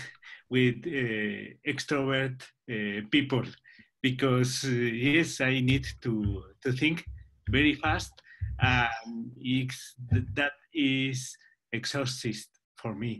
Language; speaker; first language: English; non-native, learner; Spanish